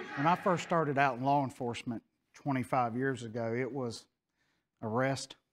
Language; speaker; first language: English; native; English